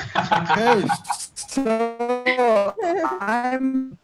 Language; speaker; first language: English; non-native, learner; Indonesian